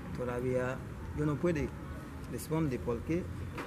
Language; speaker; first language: Spanish; non-native, learner; Haitian Creole